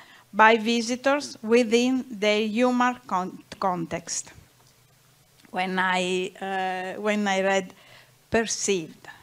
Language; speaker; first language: English; non-native, learner; Italian